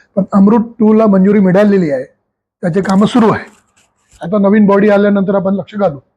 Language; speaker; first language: Marathi; non-native, local second language; Hindi